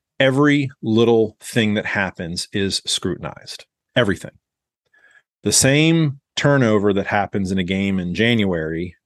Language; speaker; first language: English; native; English